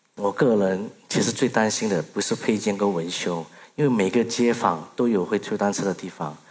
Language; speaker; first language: Chinese; early bilingual, other home language; Burmese